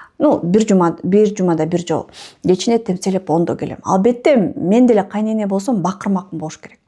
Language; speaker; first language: Kyrgyz; non-native, local second language; Russian